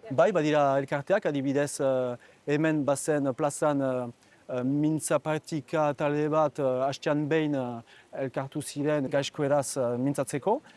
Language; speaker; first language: Basque; non-native, local second language; French